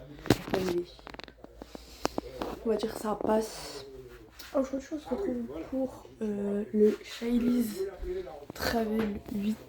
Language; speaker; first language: French; native; French